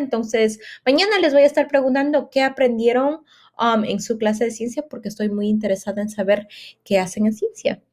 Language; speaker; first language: Spanish; early bilingual, heritage; Spanish